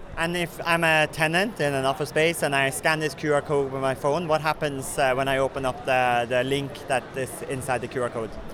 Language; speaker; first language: English; non-native, fluent; Norwegian